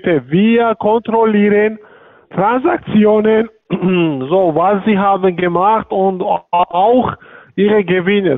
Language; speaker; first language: German; non-native, learner; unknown